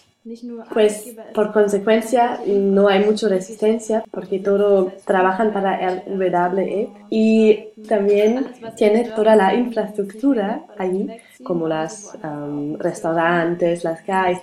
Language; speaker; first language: Spanish; non-native, learner; German